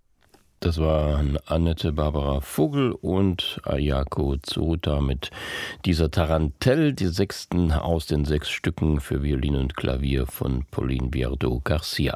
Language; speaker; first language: German; native; German